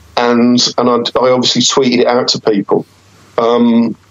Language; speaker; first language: English; native; English